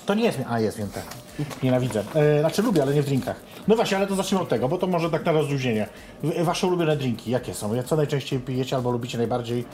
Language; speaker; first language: Polish; native; Polish